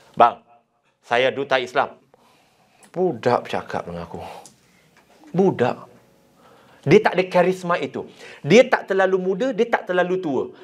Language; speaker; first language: Malay; non-native, local second language; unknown